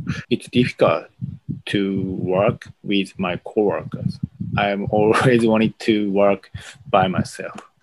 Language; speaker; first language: English; non-native, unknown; Japanese